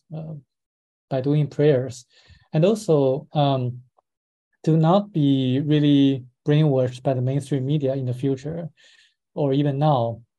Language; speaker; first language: English; non-native, fluent; Chinese